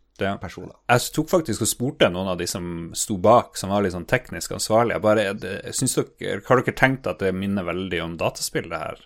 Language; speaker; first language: Norwegian; native; Norwegian